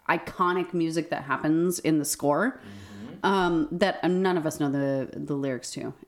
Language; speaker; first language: English; native; English